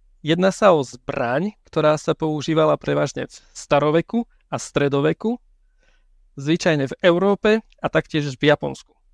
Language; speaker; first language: Slovak; native; Slovak